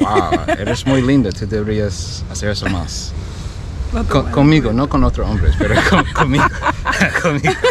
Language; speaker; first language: Spanish; non-native, learner; English